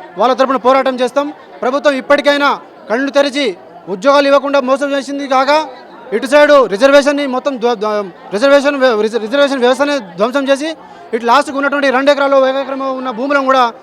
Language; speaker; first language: Telugu; non-native, local second language; Lambadi